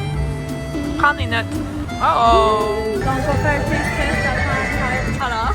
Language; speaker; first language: French; native; French